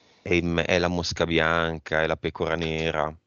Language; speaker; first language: Italian; native; Italian